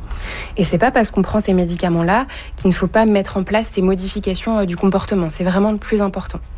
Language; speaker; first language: French; native; French